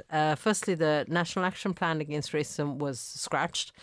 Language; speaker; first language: English; early bilingual, other home language; Italian